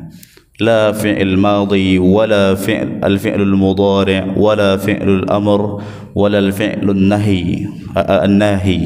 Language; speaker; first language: Arabic; non-native, fluent; Indonesian